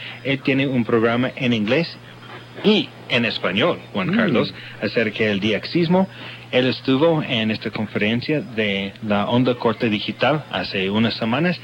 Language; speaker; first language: Spanish; non-native, fluent; English